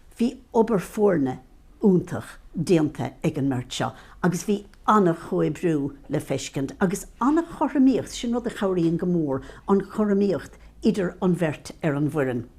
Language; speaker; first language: Irish; native; Irish